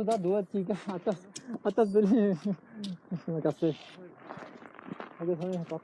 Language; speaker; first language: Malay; non-native, local second language; Javanese